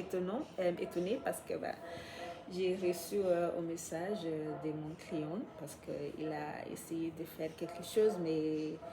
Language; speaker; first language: French; non-native, fluent; English